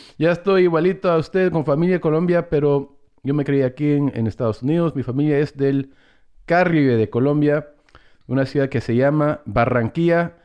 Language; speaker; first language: Spanish; early bilingual, heritage; Spanish